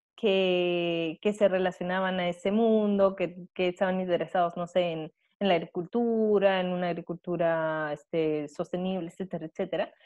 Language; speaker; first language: Spanish; native; Spanish